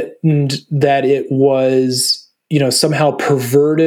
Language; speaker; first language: English; native; English